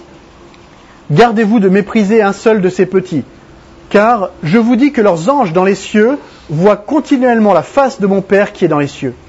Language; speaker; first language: French; native; French